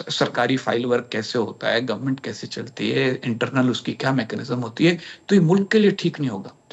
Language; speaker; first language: Urdu; native; Urdu